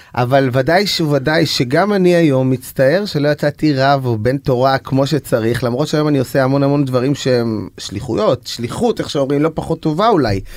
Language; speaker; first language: Hebrew; native; Hebrew